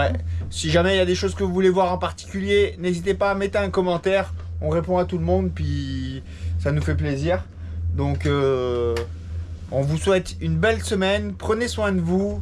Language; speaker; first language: French; native; French